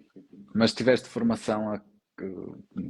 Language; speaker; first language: Portuguese; native; Portuguese